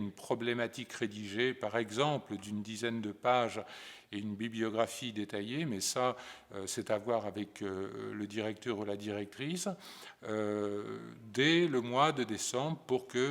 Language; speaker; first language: French; native; French